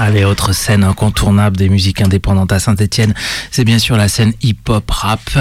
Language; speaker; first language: French; native; French